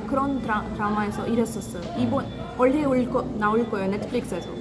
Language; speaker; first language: Korean; non-native, learner; Hindi